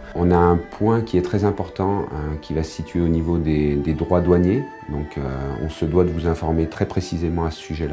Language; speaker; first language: French; native; French